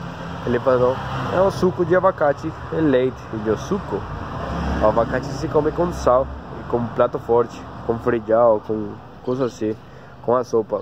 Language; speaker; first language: Portuguese; non-native, learner; Spanish